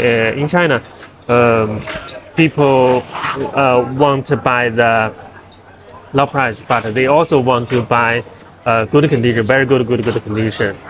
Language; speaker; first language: English; non-native, learner; Chinese